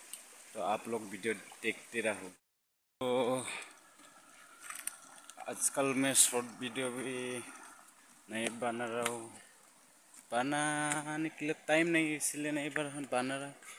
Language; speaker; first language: Hindi; non-native, local second language; Garo